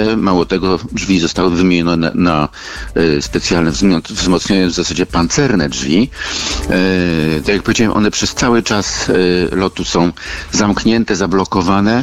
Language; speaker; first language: Polish; native; Polish